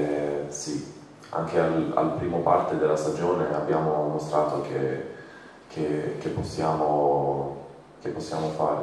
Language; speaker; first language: Italian; non-native, fluent; Croatian